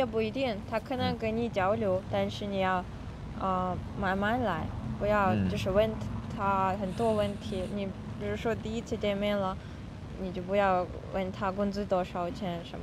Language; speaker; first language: Chinese; non-native, fluent; Russian